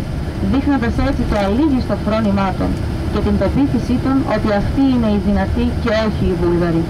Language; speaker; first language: Greek; native; Greek